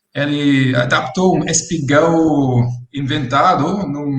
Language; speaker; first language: Portuguese; non-native, fluent; English